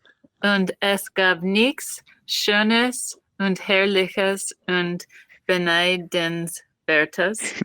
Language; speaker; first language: German; non-native, learner; English